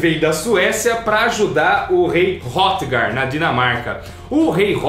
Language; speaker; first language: Portuguese; native; Portuguese